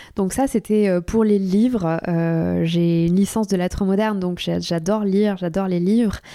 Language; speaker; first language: French; native; French